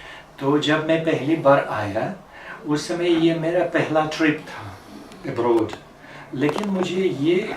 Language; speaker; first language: Hindi; non-native, fluent; Russian